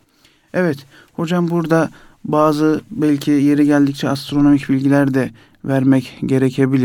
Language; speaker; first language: Turkish; native; Turkish